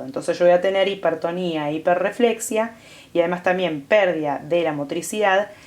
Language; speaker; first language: Spanish; native; Spanish